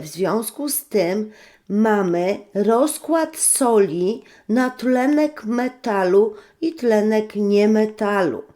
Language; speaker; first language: Polish; native; Polish